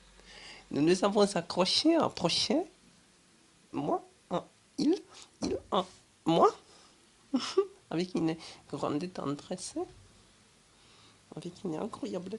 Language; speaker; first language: French; non-native, learner; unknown